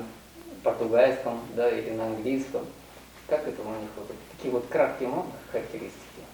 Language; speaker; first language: Russian; non-native, learner; Korean